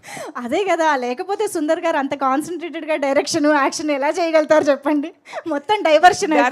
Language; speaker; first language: Telugu; native; Telugu